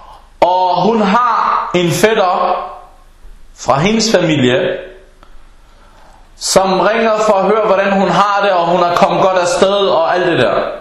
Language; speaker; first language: Danish; early bilingual, other home language; Arabic